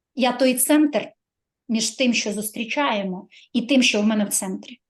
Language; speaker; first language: Ukrainian; non-native, local second language; Russian